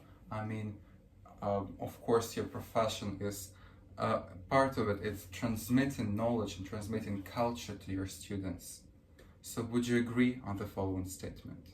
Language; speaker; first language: English; early bilingual, other home language; Russian